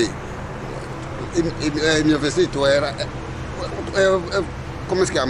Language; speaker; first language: Italian; non-native, learner; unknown